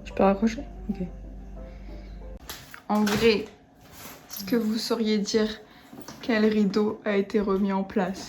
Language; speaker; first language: French; native; French